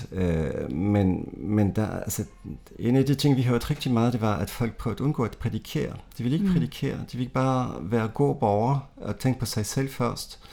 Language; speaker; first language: Danish; non-native, fluent; French